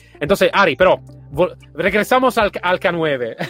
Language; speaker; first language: Spanish; non-native, fluent; Italian